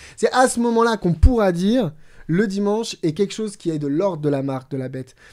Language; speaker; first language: French; native; French